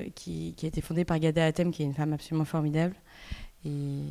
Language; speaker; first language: French; native; French